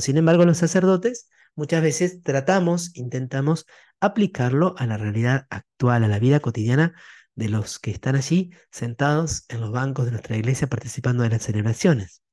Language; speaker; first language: Spanish; native; Spanish